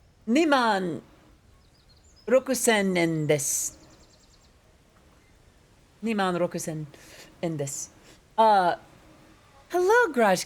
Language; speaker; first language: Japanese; non-native, learner; English